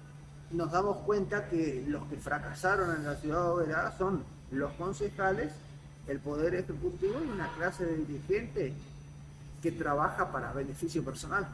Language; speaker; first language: Spanish; native; Spanish